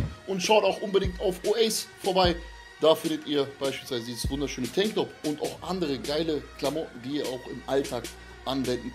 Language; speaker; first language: German; native; German